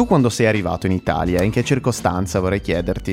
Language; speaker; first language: Italian; native; Italian